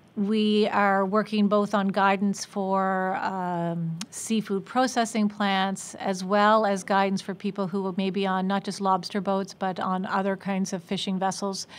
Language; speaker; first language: English; native; English